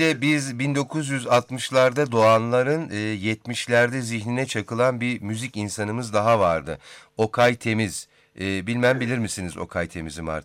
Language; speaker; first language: Turkish; native; Turkish